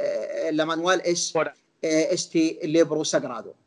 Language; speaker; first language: Spanish; non-native, learner; Arabic